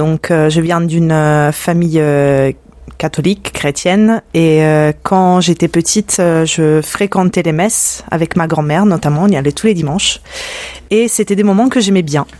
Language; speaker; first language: French; non-native, fluent; Italian